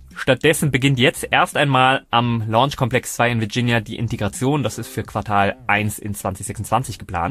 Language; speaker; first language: German; native; German